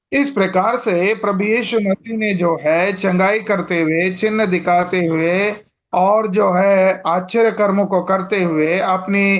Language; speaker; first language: Hindi; non-native, local second language; Telugu